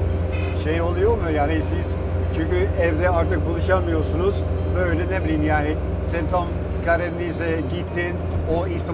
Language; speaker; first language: Turkish; non-native, fluent; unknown